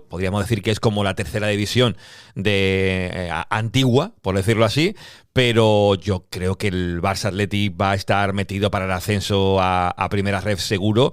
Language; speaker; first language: Spanish; native; Spanish